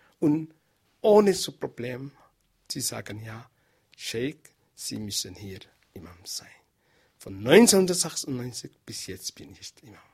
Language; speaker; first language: German; non-native, learner; Arabic